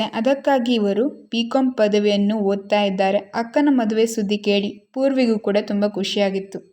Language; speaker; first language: Kannada; native; Kannada